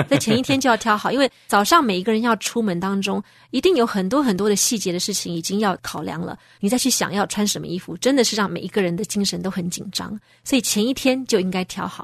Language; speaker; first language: Chinese; native; Chinese